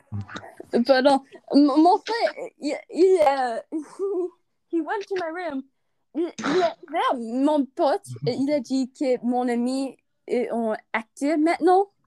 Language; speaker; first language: French; non-native, learner; English